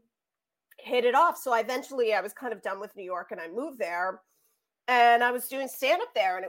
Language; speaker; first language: English; native; English